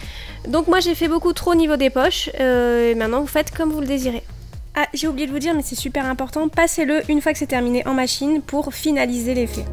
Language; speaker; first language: French; native; French